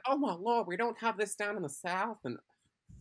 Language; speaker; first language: English; native; English